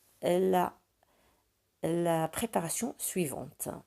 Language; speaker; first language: French; non-native, local second language; Arabic